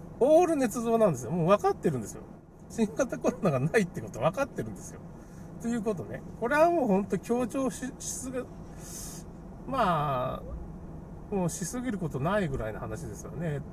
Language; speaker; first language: Japanese; native; Japanese